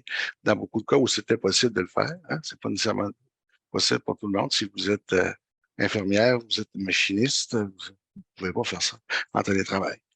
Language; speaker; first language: French; native; French